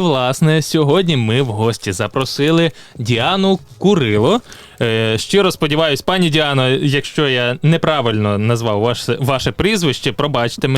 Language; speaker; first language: Ukrainian; native; Ukrainian